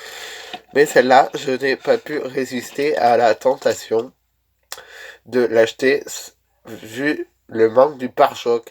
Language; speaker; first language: French; native; French